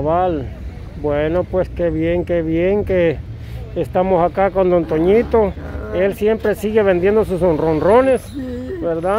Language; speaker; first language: Spanish; native; Spanish